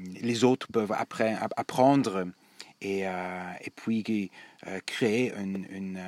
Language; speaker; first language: French; non-native, learner; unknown